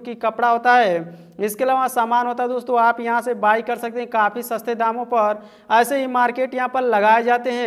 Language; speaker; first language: Hindi; native; Hindi